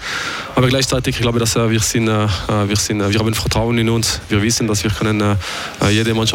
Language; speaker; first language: German; non-native, local second language; French